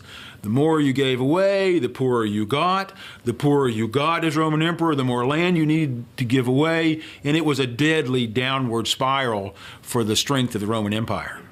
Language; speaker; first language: English; native; English